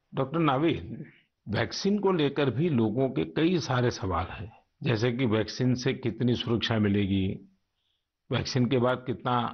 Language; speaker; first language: Hindi; non-native, local second language; Gujarati